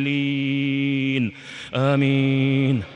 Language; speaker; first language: Arabic; native; Arabic